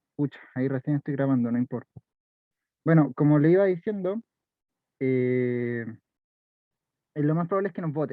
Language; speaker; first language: Spanish; native; Spanish